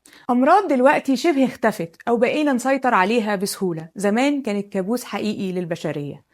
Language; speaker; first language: Arabic; native; Arabic